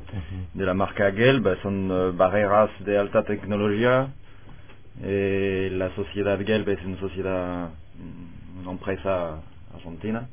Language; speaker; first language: Spanish; non-native, fluent; French